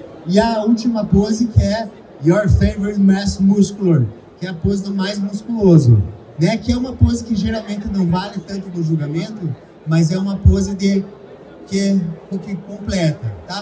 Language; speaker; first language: Portuguese; native; Portuguese